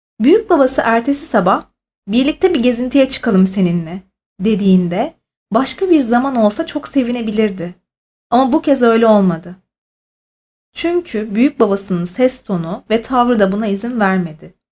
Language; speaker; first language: Turkish; native; Turkish